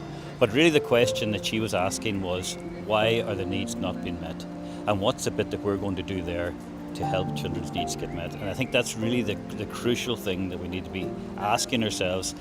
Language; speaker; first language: English; native; English